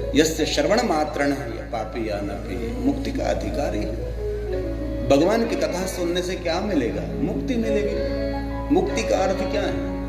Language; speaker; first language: Hindi; non-native, local second language; Gujarati